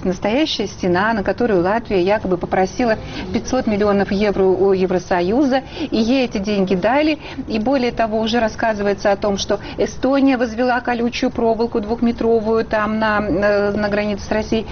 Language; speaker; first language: Russian; native; Russian